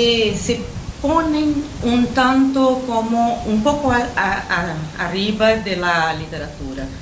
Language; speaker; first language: Spanish; non-native, fluent; Portuguese